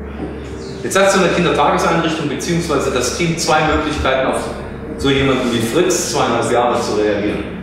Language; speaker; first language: German; native; German